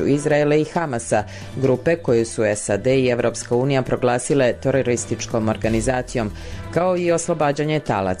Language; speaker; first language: Croatian; native; Croatian